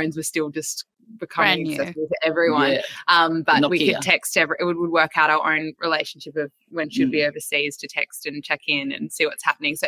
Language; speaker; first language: English; native; English